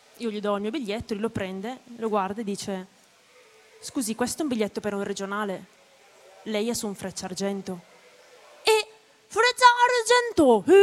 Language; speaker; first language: Italian; native; Italian